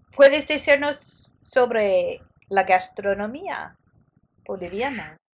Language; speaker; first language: Spanish; non-native, fluent; English